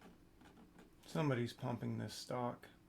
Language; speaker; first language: English; native; English